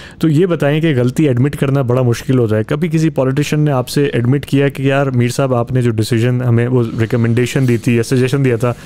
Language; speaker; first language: Urdu; native; Urdu